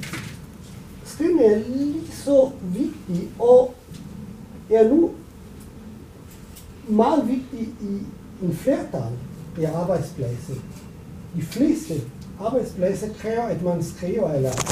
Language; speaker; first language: Danish; non-native, fluent; Italian